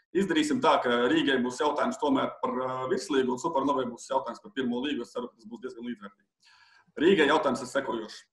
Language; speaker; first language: Latvian; non-native, local second language; Russian